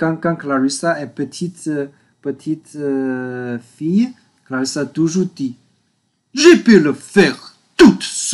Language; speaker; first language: French; non-native, learner; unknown